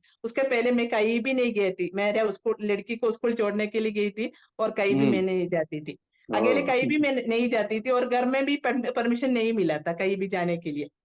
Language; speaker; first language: Hindi; non-native, local second language; Malayalam